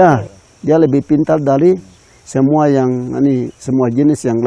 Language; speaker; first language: Indonesian; non-native, local second language; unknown